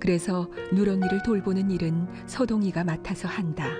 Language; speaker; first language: Korean; native; Korean